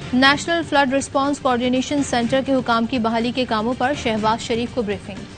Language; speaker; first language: Urdu; native; Urdu